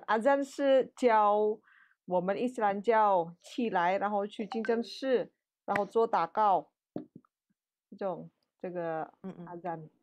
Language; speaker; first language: Chinese; non-native, fluent; Indonesian